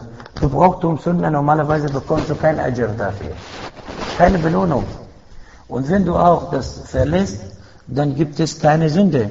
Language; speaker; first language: German; non-native, fluent; Arabic